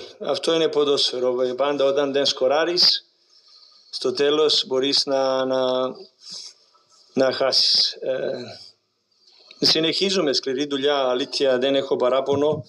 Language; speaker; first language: Greek; non-native, learner; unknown